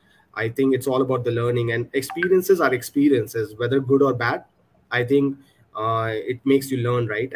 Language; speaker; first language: English; non-native, local second language; Punjabi